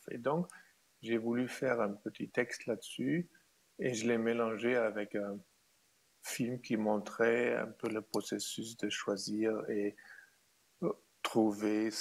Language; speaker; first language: French; non-native, fluent; German